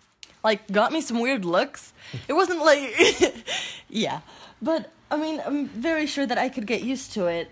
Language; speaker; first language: English; early bilingual, heritage; English